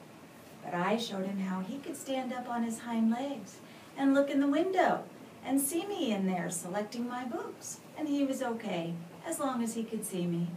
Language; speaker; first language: English; native; English